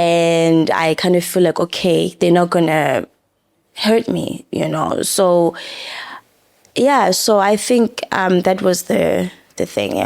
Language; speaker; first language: English; non-native, local second language; Zulu